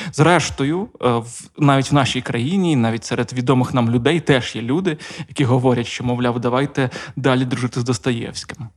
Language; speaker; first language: Ukrainian; non-native, local second language; Russian